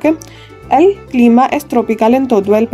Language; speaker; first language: Spanish; non-native, learner; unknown